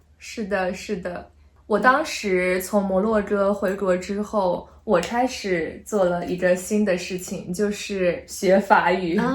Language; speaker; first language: Chinese; native; Chinese